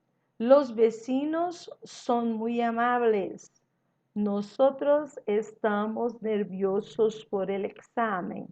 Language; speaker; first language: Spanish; non-native, learner; Portuguese